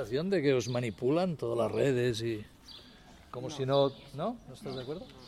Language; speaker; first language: Spanish; native; Spanish